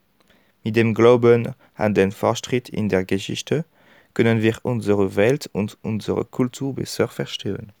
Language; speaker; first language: German; non-native, learner; French